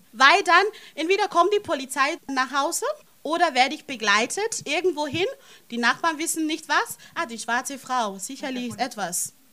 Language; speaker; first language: German; non-native, fluent; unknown